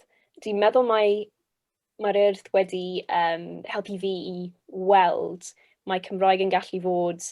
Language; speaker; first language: Welsh; non-native, local second language; English